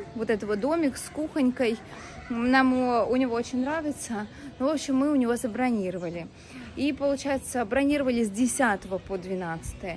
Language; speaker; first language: Russian; native; Russian